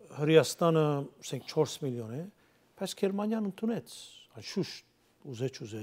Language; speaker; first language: Armenian; early bilingual, heritage; Armenian